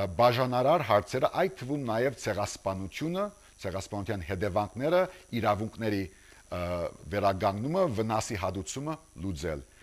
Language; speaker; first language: Armenian; early bilingual, heritage; Armenian